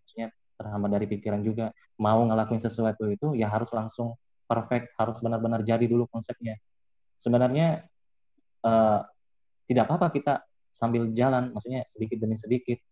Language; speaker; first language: Indonesian; native; Indonesian